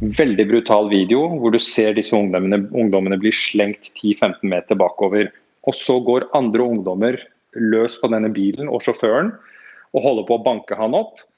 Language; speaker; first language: Norwegian; native; Norwegian